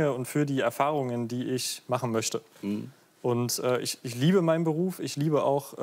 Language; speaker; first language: German; native; German